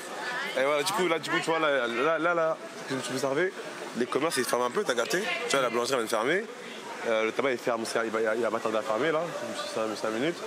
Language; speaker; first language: French; native; French